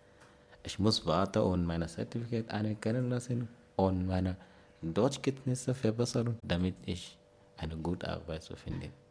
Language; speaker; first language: German; non-native, learner; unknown